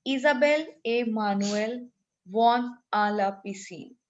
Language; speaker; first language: French; non-native, fluent; Hindi